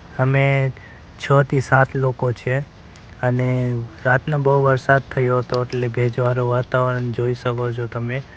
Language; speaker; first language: Gujarati; non-native, local second language; Kachhi